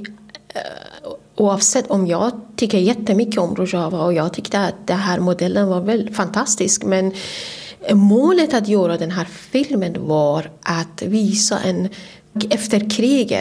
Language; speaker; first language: Swedish; non-native, fluent; Kurdish